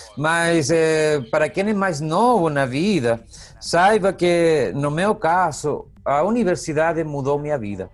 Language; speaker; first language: Portuguese; non-native, fluent; Spanish